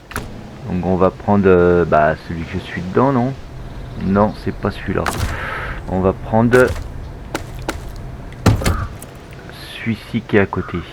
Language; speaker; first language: French; native; French